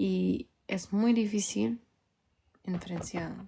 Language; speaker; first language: Spanish; early bilingual, heritage; French